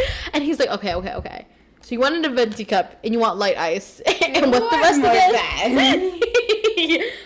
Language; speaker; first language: English; native; English